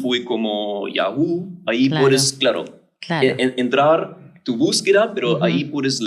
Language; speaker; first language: Spanish; non-native, fluent; German